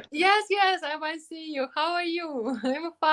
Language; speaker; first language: English; non-native, learner; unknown